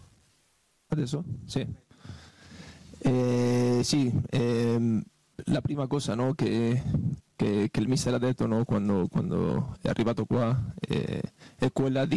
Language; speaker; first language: Italian; non-native, fluent; Spanish